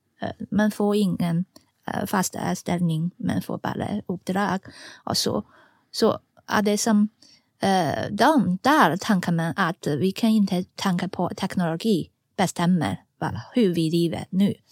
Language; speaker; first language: Swedish; non-native, fluent; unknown